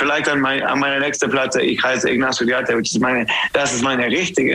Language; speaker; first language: German; non-native, learner; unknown